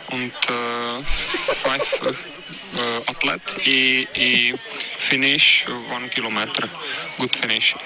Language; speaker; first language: English; non-native, learner; German